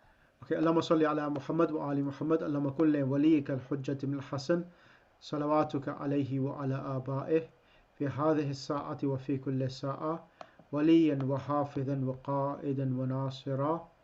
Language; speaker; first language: Arabic; non-native, fluent; English